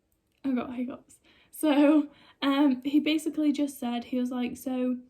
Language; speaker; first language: English; native; English